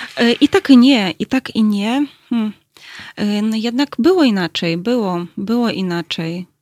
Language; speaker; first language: Polish; early bilingual, heritage; Russian